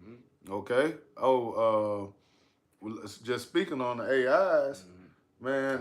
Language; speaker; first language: English; native; English